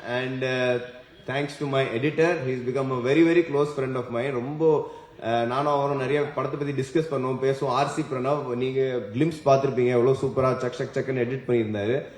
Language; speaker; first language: Tamil; native; Tamil